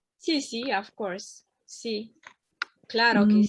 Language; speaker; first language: Spanish; non-native, learner; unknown